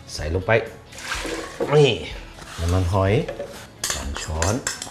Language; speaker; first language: Thai; native; Thai